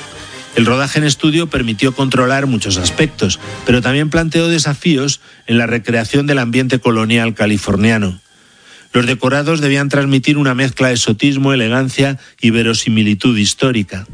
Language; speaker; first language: Spanish; native; Spanish